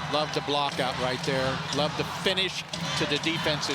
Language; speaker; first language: English; native; English